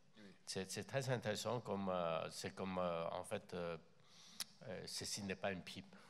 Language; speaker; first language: French; non-native, fluent; Chinese